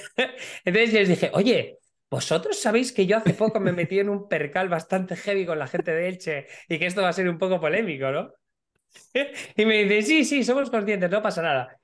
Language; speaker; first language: Spanish; native; Spanish